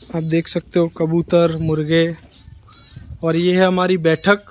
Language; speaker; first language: Hindi; non-native, local second language; Gujarati